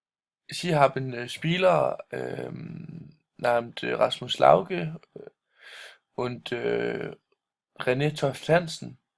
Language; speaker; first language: German; non-native, learner; Danish